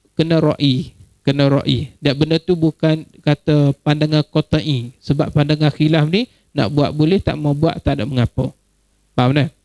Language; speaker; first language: Malay; native; Malay